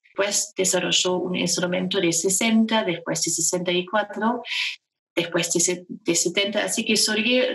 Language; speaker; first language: Spanish; non-native, fluent; German